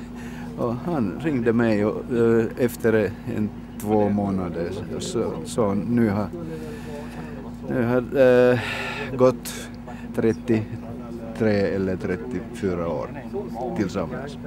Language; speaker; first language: Swedish; non-native, local second language; Finnish